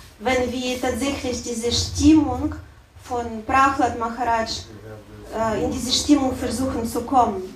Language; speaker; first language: German; non-native, learner; Russian